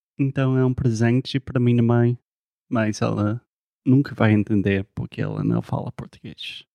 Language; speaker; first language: Portuguese; non-native, fluent; English